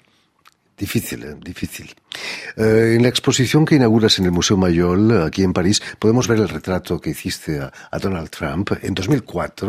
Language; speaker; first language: Spanish; native; Spanish